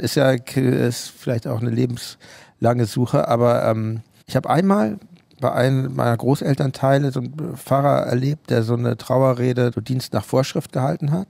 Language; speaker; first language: German; native; German